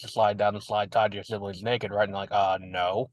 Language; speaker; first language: English; native; English